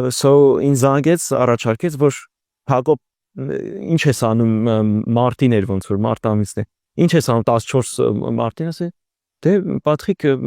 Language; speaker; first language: Armenian; early bilingual, heritage; Armenian